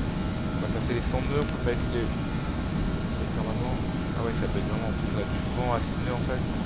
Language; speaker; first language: French; native; French